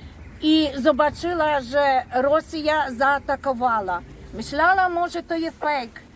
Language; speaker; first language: Polish; non-native, fluent; Ukrainian